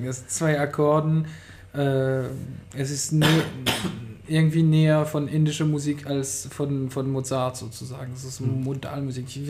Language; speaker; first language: German; non-native, fluent; French